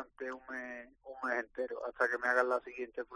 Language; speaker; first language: Spanish; native; Spanish